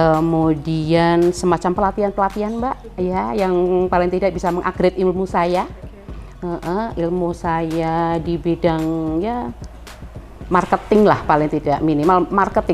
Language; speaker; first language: Indonesian; native; Indonesian